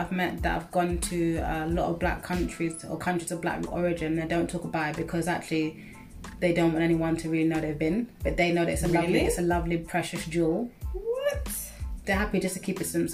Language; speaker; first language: English; native; English